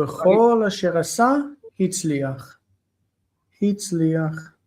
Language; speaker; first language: Hebrew; non-native, fluent; English